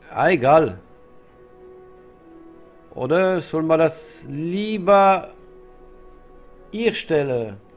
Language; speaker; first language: German; non-native, learner; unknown